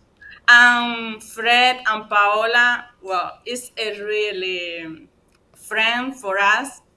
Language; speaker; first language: English; non-native, learner; Spanish